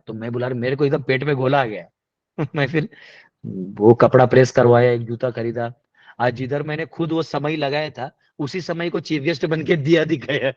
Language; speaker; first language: Hindi; non-native, local second language; Marathi